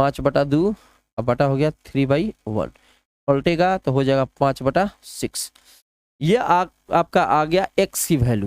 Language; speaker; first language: Hindi; non-native, local second language; Bhojpuri